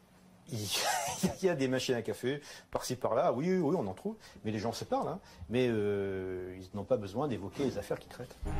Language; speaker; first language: French; native; French